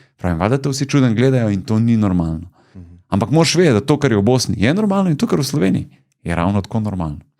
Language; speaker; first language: Slovenian; early bilingual, other home language; Bosnian